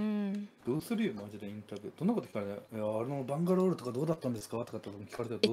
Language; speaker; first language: Japanese; native; Japanese